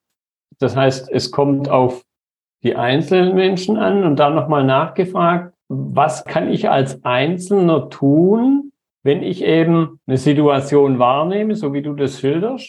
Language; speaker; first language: German; native; German